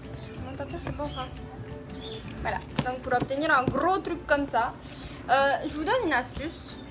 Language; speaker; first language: French; native; French